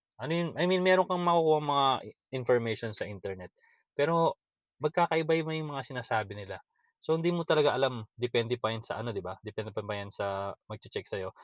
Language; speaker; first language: Filipino; native; Filipino